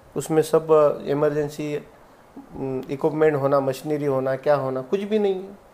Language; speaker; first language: Hindi; non-native, local second language; Marathi